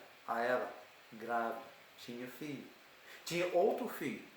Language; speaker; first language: Portuguese; non-native, learner; English